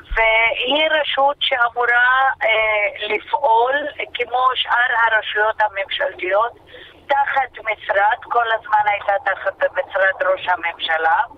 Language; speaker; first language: Hebrew; non-native, local second language; Arabic